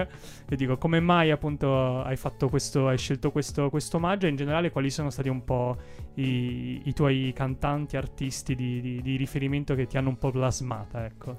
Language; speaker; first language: Italian; native; Italian